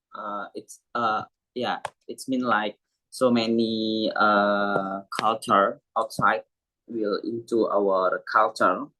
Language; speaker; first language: English; non-native, learner; Indonesian